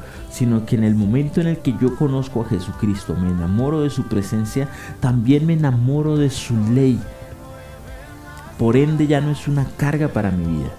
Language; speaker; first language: Spanish; native; Spanish